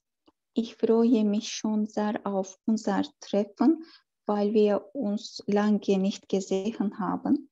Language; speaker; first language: German; non-native, learner; Turkish